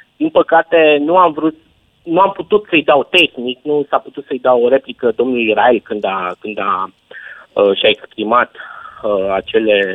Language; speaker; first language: Romanian; native; Romanian